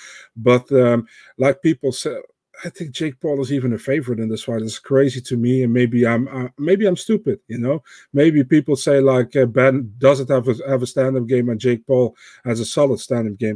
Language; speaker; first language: English; non-native, fluent; Dutch